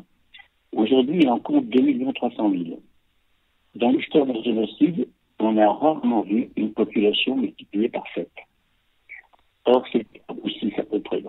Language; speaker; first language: French; native; French